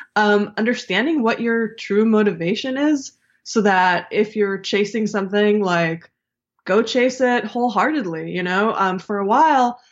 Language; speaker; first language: English; early bilingual, other home language; Hebrew